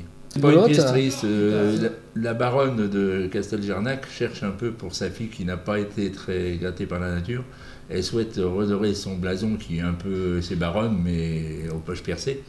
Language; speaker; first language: French; native; French